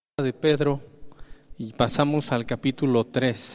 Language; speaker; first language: Spanish; native; Spanish